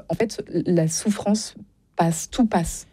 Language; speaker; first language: French; native; French